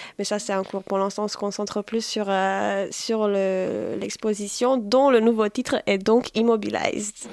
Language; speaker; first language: French; non-native, fluent; Polish